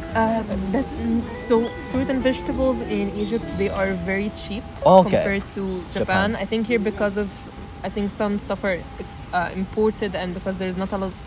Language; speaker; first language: English; non-native, fluent; Arabic